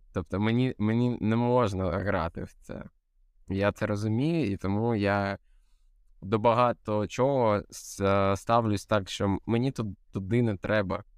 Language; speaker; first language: Ukrainian; native; Ukrainian